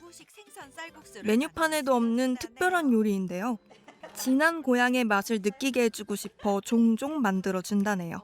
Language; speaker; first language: Korean; native; Korean